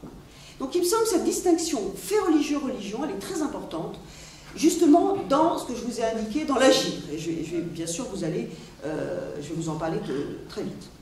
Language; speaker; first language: French; native; French